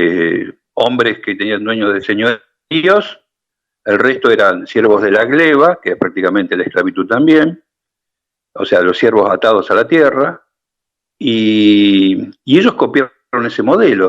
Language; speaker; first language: Spanish; native; Spanish